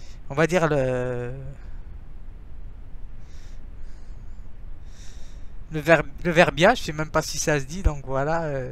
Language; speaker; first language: French; non-native, fluent; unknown